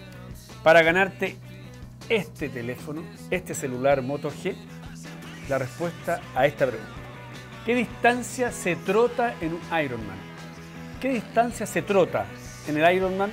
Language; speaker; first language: Spanish; native; Spanish